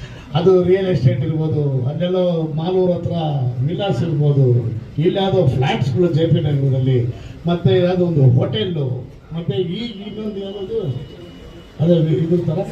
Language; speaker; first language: Kannada; native; Kannada